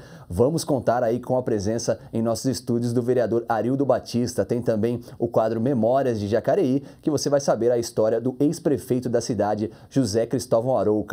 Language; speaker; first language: Portuguese; native; Portuguese